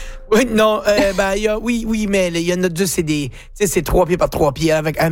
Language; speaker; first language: French; native; French